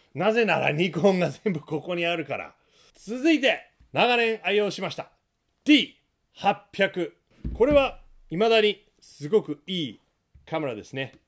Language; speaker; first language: Japanese; non-native, fluent; English